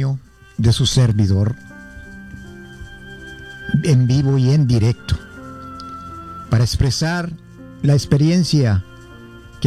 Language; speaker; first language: Spanish; native; Spanish